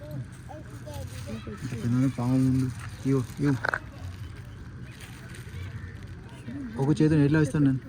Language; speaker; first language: Telugu; non-native, learner; Hindi